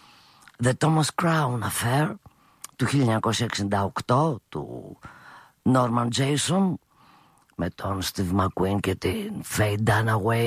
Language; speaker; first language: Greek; native; Greek